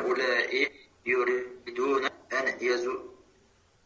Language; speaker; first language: Arabic; non-native, learner; French